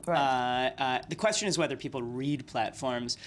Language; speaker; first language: English; native; English